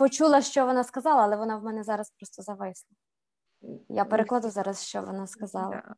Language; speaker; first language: Ukrainian; native; Ukrainian